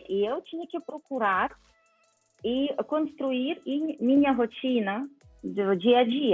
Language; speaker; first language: Portuguese; non-native, fluent; Ukrainian